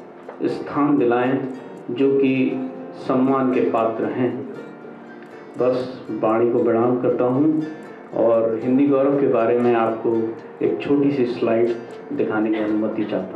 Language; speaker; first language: Hindi; native; Hindi